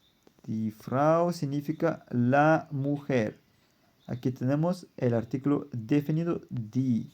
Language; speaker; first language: Spanish; non-native, fluent; German